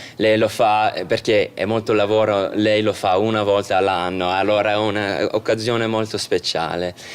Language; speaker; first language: Italian; early bilingual, other home language; English